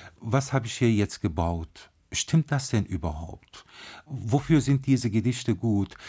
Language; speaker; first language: German; early bilingual, other home language; Turkish